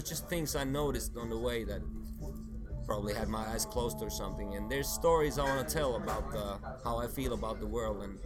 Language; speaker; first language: English; non-native, fluent; Swedish